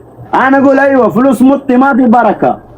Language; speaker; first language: Arabic; non-native, learner; Oromo